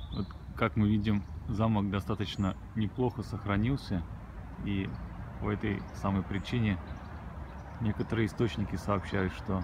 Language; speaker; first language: Russian; native; Russian